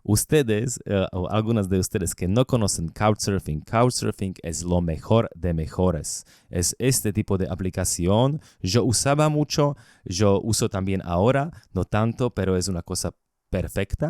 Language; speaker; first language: Spanish; non-native, learner; Slovak